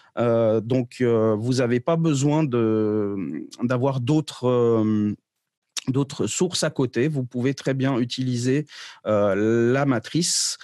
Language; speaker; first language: French; native; French